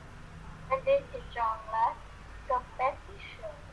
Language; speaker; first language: English; non-native, learner; Vietnamese